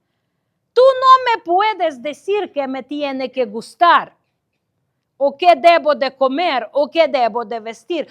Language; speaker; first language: Spanish; non-native, fluent; Ukrainian